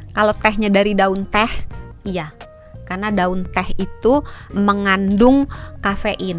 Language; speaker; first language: Indonesian; native; Indonesian